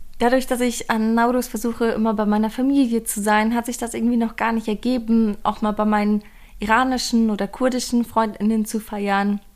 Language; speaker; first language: German; early bilingual, other home language; Persian